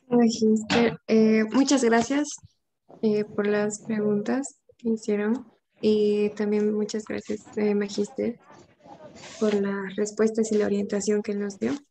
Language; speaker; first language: Spanish; native; Spanish